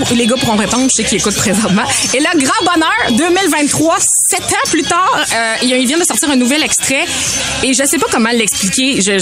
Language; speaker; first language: French; native; French